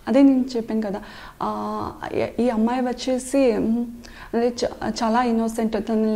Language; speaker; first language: Telugu; non-native, learner; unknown